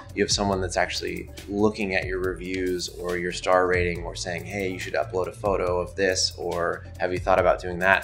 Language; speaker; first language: English; native; English